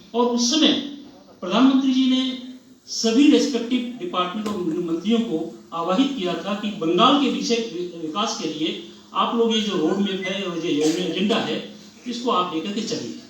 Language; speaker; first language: Hindi; non-native, local second language; Bangla